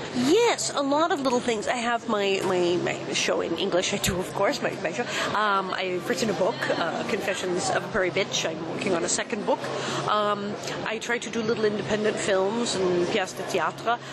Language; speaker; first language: English; native; English